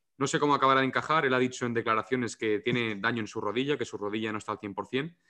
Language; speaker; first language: Spanish; non-native, local second language; Catalan